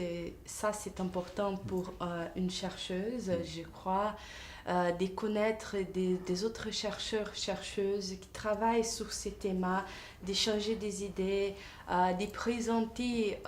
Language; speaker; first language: French; non-native, fluent; Portuguese